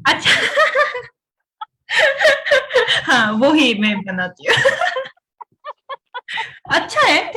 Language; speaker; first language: Hindi; non-native, fluent; Japanese